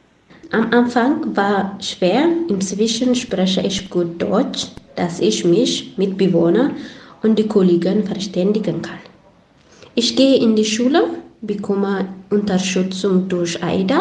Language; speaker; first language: German; non-native, learner; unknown